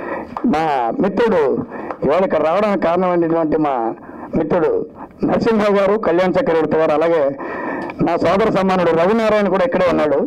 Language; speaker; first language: Telugu; native; Telugu